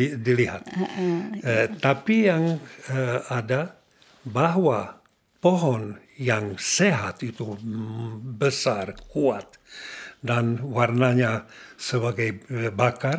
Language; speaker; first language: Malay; non-native, learner; Czech